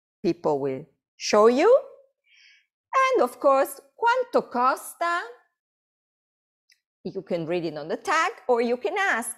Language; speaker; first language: English; non-native, fluent; Italian